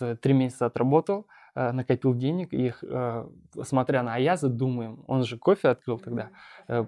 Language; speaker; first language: Russian; non-native, local second language; Bashkir